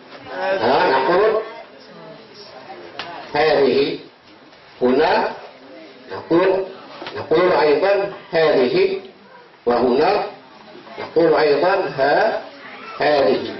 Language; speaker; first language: Arabic; non-native, fluent; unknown